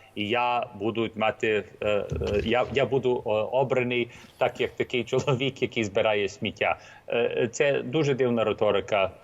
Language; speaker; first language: Ukrainian; early bilingual, heritage; Ukrainian